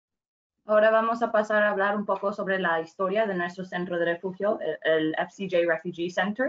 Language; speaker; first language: Spanish; non-native, fluent; English